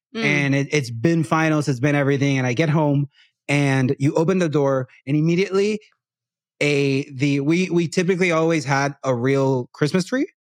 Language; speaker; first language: English; non-native, fluent; Spanish